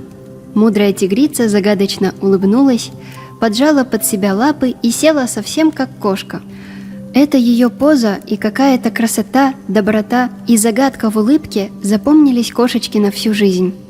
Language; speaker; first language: Russian; native; Russian